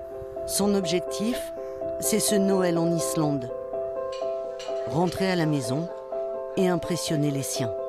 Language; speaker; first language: French; native; French